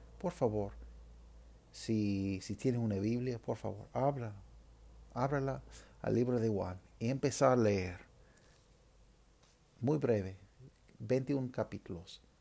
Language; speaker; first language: Spanish; non-native, fluent; English